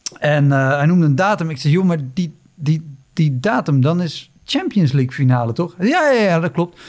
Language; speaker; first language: Dutch; native; Dutch